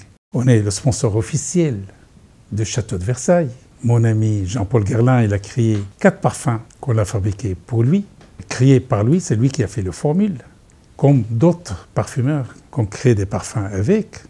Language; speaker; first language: French; non-native, fluent; Arabic